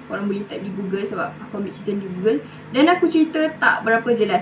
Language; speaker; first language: Malay; native; Malay